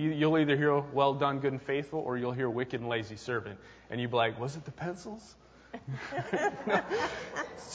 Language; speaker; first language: English; native; English